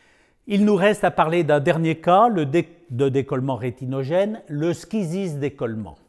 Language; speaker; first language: French; native; French